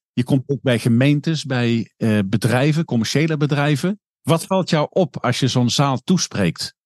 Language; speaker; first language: Dutch; native; Dutch